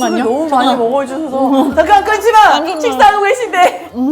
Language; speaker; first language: Korean; native; Korean